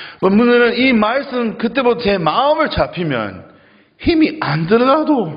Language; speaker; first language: Korean; non-native, fluent; English